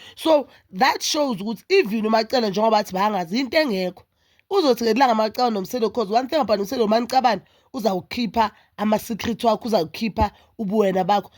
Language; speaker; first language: Zulu; native; Zulu